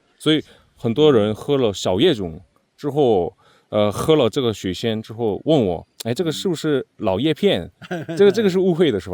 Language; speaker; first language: Chinese; non-native, fluent; Korean